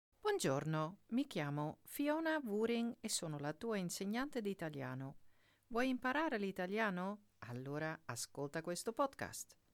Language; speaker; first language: Italian; non-native, fluent; Dutch